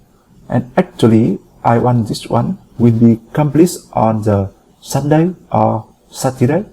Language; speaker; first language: English; non-native, fluent; Vietnamese